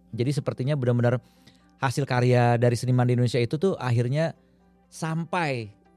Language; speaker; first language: Indonesian; native; Indonesian